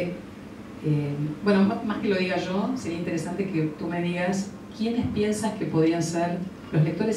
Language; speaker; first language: Spanish; native; Spanish